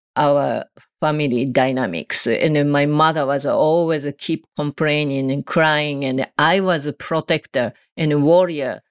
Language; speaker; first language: English; non-native, learner; Japanese